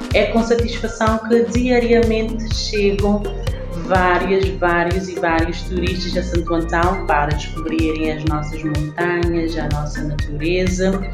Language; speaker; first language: Portuguese; non-native, local second language; Kabuverdianu